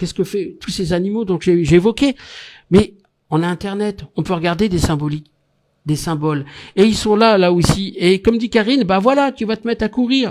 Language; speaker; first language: French; native; French